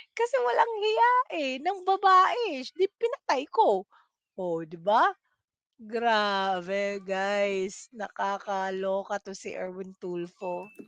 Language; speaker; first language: Filipino; non-native, local second language; Cebuano